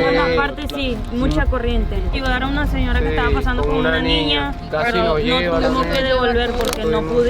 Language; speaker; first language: Spanish; native; Spanish